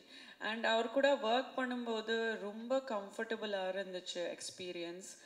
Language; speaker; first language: Tamil; non-native, fluent; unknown